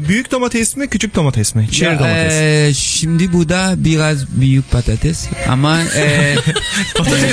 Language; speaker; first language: Turkish; non-native, learner; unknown